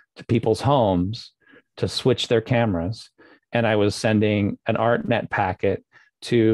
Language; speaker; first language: English; native; English